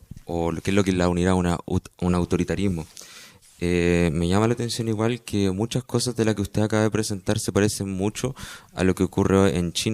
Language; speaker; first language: Spanish; native; Spanish